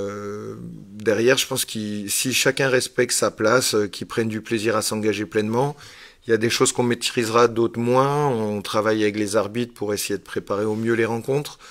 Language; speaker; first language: French; native; French